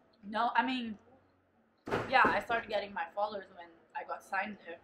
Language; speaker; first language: English; non-native, fluent; Portuguese